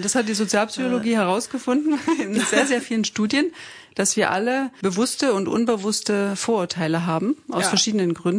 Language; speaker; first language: German; native; German